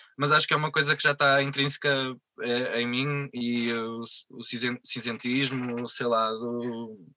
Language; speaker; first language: Portuguese; native; Portuguese